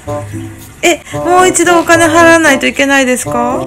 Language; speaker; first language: Japanese; native; Japanese